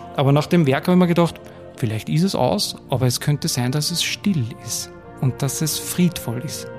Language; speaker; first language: German; native; German